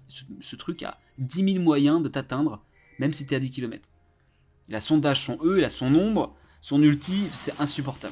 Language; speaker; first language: French; native; French